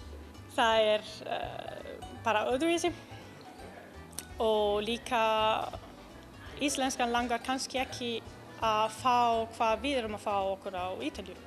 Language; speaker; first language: Icelandic; non-native, learner; Italian